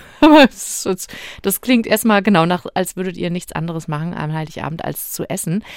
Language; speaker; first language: German; native; German